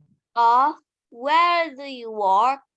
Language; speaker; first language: English; non-native, learner; Indonesian